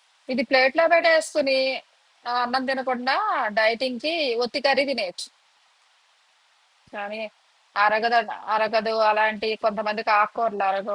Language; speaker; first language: Telugu; native; Telugu